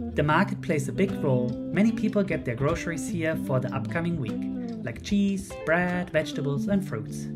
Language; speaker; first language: English; non-native, fluent; Dutch